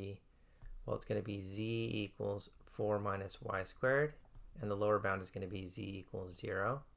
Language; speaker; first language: English; native; English